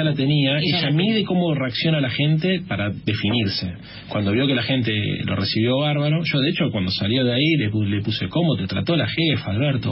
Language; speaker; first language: Spanish; native; Spanish